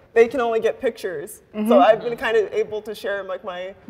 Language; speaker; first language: English; native; English